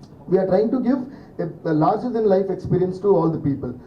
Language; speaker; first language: English; non-native, local second language; Telugu